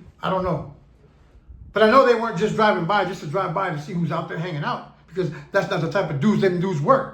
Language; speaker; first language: English; native; English